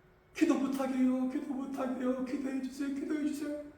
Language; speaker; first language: Korean; native; Korean